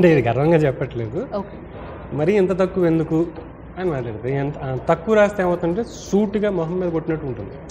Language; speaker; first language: Telugu; native; Telugu